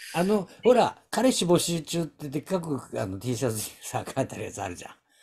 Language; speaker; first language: Japanese; native; Japanese